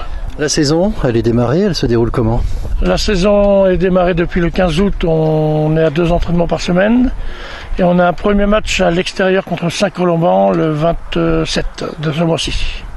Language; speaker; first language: French; native; French